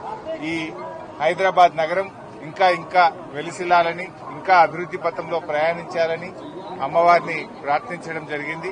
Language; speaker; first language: Telugu; native; Telugu